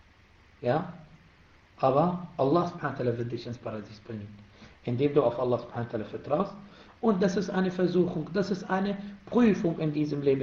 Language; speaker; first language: German; non-native, fluent; Arabic